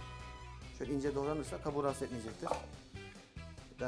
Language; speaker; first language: Turkish; native; Turkish